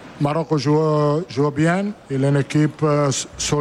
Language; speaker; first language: French; non-native, learner; Italian